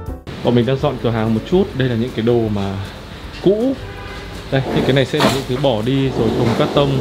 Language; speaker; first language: Vietnamese; native; Vietnamese